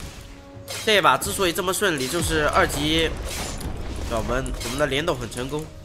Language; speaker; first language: Chinese; native; Chinese